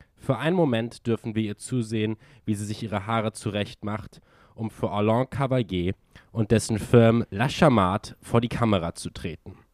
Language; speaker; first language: German; native; German